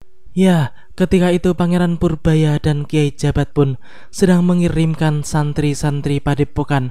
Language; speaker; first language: Indonesian; native; Indonesian